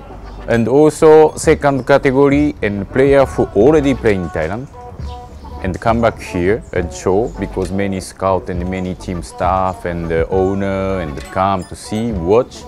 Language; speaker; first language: English; non-native, learner; Japanese